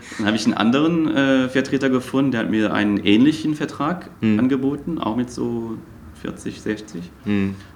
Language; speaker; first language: German; non-native, local second language; Luxembourgish